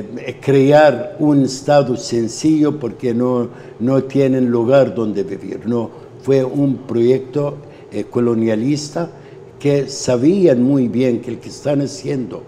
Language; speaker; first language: Spanish; non-native, fluent; Arabic